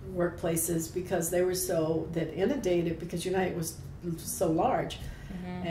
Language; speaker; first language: English; native; English